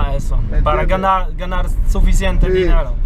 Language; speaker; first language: Spanish; non-native, learner; Polish